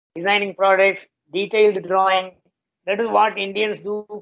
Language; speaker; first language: English; non-native, local second language; Tamil